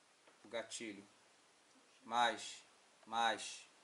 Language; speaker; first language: Portuguese; native; Portuguese